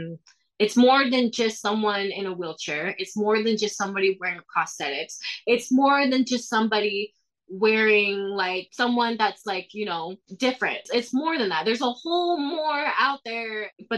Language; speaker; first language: English; early bilingual, other home language; Thai